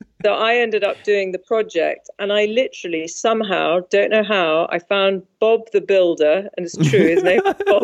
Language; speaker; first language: English; native; English